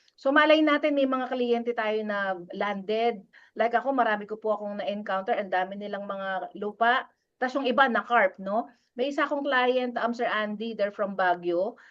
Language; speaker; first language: Filipino; non-native, local second language; Pampanga